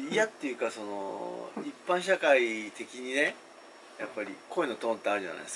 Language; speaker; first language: Japanese; native; Japanese